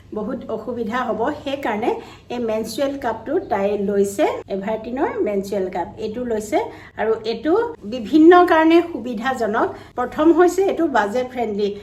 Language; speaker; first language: Assamese; native; Assamese